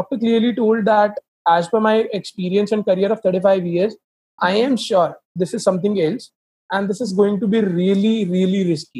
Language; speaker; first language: English; non-native, local second language; Hindi